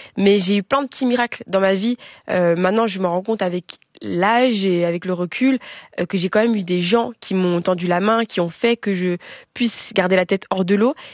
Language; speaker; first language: French; native; French